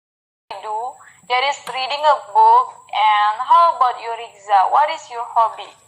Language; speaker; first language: English; non-native, learner; Indonesian